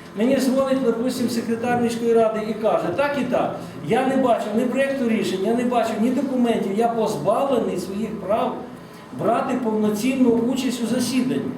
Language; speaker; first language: Ukrainian; native; Ukrainian